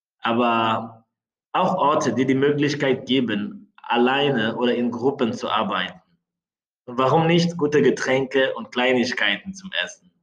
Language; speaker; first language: German; non-native, fluent; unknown